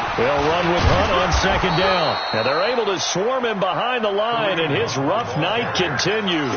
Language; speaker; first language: English; native; English